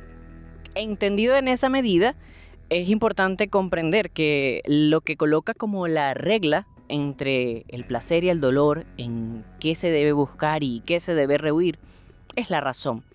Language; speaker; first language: Spanish; native; Spanish